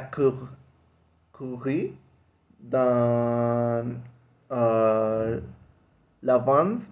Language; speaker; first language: French; non-native, learner; Spanish